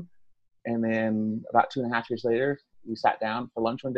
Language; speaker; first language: English; native; English